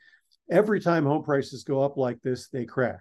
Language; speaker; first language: English; native; English